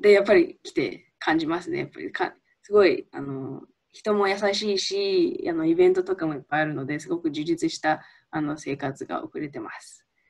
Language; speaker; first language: Japanese; early bilingual, heritage; Japanese